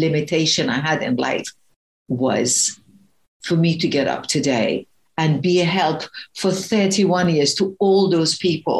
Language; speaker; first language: English; non-native, fluent; Persian